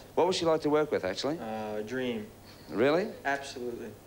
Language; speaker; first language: English; native; English